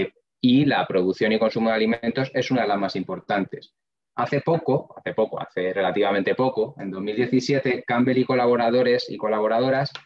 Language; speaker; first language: Spanish; native; Spanish